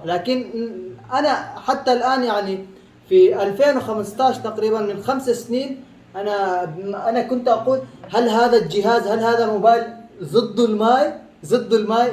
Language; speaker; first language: Arabic; non-native, learner; Pashto